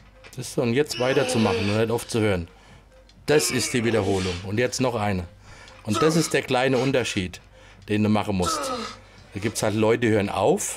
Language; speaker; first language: German; native; German